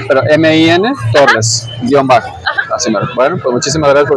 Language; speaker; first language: Spanish; native; Spanish